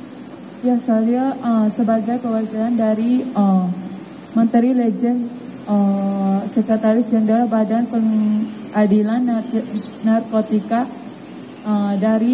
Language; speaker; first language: Indonesian; non-native, learner; Thai